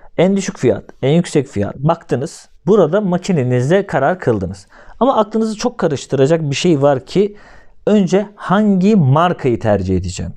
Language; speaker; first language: Turkish; native; Turkish